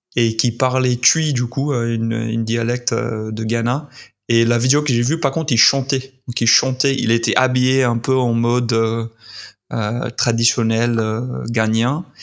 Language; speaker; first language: French; non-native, fluent; English